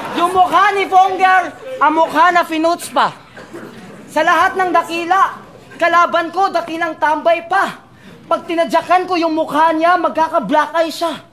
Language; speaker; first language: Filipino; non-native, local second language; Cebuano